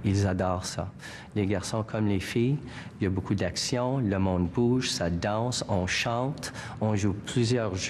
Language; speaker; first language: French; non-native, fluent; English